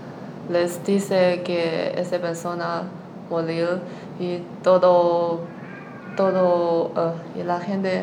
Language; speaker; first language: Spanish; non-native, learner; Chinese